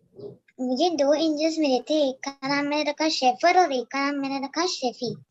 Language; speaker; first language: Hindi; native; Hindi